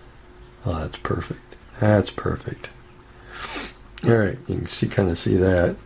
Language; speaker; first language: English; native; English